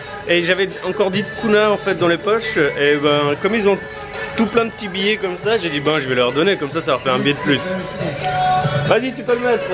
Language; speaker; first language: French; native; French